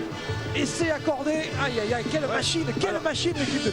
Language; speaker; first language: French; native; French